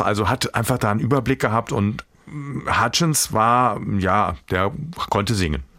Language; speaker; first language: German; native; German